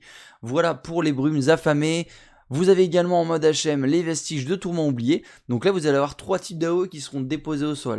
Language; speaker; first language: French; native; French